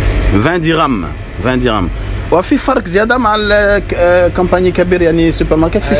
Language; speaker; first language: Arabic; non-native, learner; French